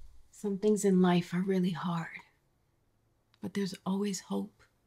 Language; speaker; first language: English; native; English